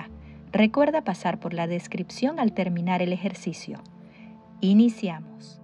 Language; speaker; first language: Spanish; native; Spanish